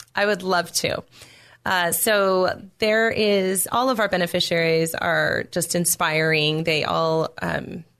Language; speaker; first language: English; native; English